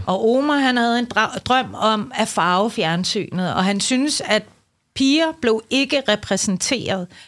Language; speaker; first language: Danish; early bilingual, other home language; Persian